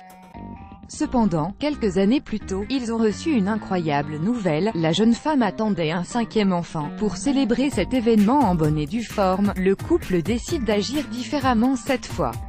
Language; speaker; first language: French; native; French